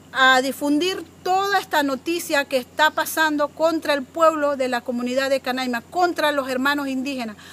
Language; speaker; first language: Spanish; non-native, local second language; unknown